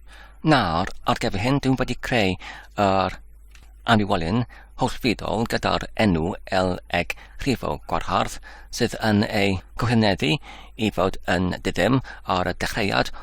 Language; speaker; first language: Welsh; non-native, learner; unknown